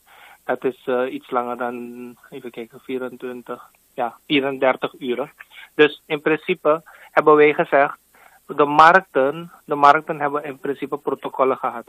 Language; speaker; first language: Dutch; native; Dutch